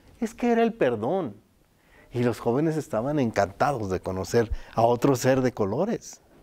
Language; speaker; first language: Spanish; native; Spanish